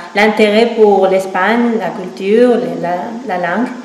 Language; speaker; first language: French; non-native, fluent; Spanish